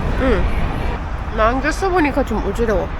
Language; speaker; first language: Korean; non-native, learner; Arabic